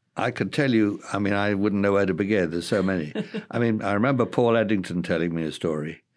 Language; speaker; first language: English; native; English